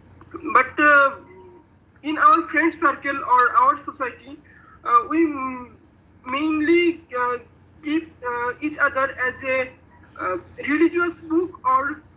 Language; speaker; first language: English; non-native, learner; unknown